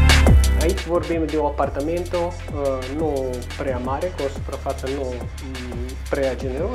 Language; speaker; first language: Romanian; non-native, local second language; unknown